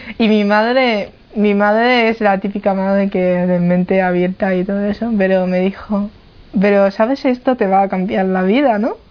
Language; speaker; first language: Spanish; non-native, fluent; Chinese